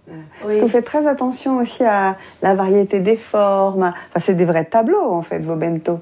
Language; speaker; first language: French; native; French